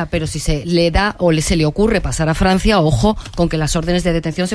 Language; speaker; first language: Spanish; native; Spanish